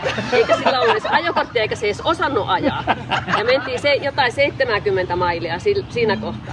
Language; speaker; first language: Finnish; native; Finnish